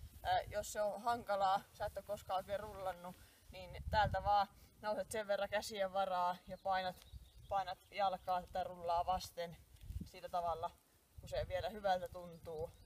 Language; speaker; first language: Finnish; native; Finnish